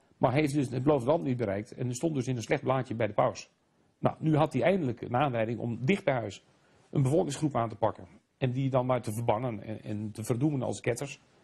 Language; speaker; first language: Dutch; native; Dutch